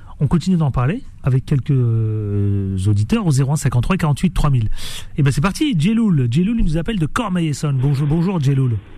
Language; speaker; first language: French; native; French